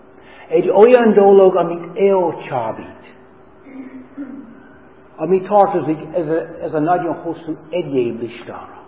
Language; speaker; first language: Hungarian; non-native, learner; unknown